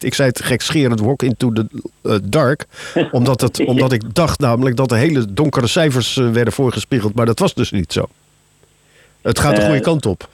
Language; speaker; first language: Dutch; native; Dutch